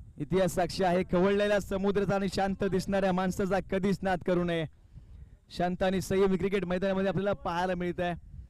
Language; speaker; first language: Marathi; native; Marathi